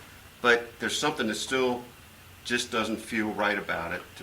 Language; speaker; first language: English; native; English